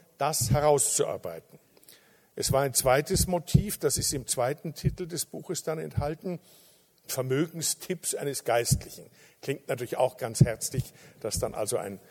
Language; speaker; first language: German; native; German